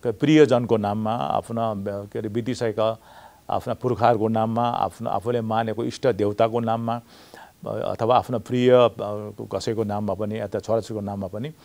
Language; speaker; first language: Nepali; native; Nepali